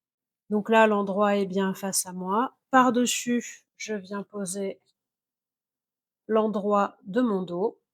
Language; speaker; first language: French; native; French